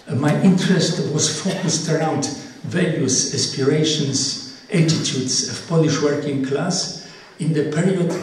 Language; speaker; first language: English; non-native, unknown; Polish